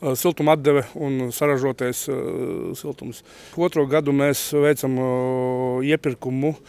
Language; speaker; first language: Latvian; native; Latvian